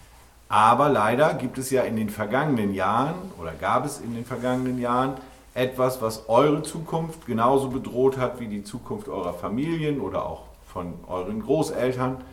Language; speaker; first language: German; native; German